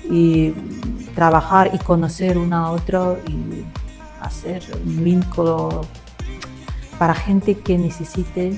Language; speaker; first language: Spanish; non-native, learner; Russian